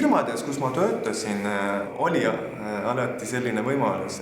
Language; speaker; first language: Estonian; non-native, learner; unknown